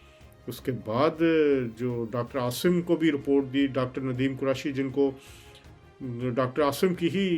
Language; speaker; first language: Urdu; native; Urdu